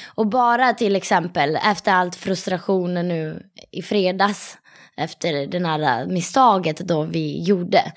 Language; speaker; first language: Swedish; non-native, fluent; Italian